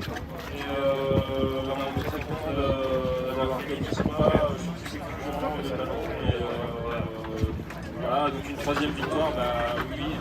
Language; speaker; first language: French; native; French